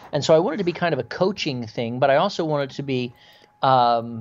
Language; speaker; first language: English; native; English